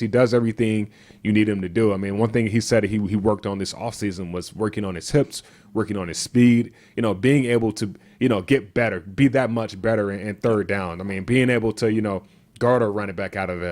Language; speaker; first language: English; native; English